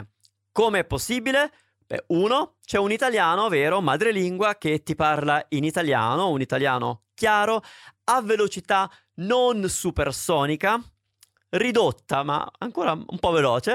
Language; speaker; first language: Italian; native; Italian